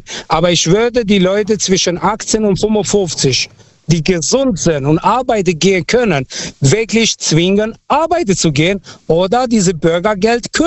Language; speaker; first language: German; non-native, local second language; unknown